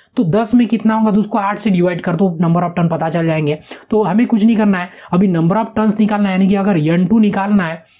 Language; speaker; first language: Hindi; non-native, local second language; Marathi